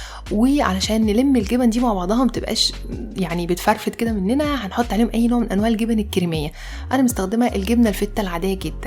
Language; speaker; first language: Arabic; native; Arabic